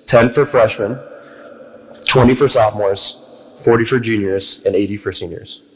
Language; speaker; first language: English; native; English